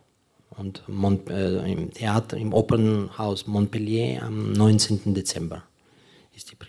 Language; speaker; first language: German; non-native, fluent; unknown